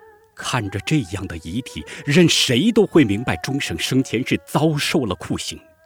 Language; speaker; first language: Chinese; native; Chinese